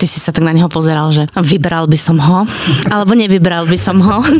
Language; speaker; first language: Slovak; native; Slovak